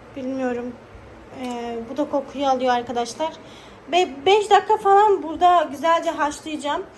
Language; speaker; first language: Turkish; native; Turkish